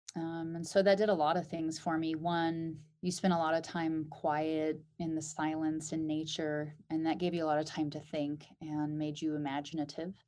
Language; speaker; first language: English; native; English